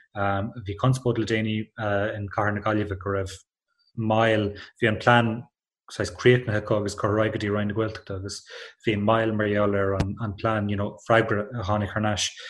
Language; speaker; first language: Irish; non-native, local second language; English